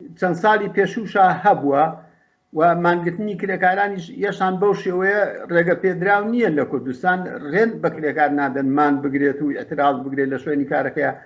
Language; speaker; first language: Central Kurdish; native; Central Kurdish